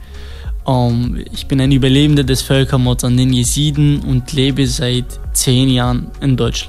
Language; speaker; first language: German; non-native, fluent; Kurdish